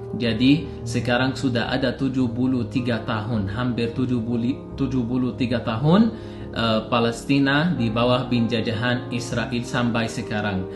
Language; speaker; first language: Indonesian; non-native, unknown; Arabic